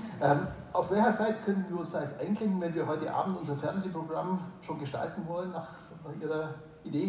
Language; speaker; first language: German; native; German